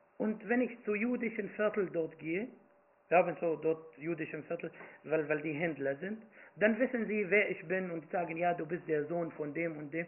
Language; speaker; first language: German; non-native, fluent; Arabic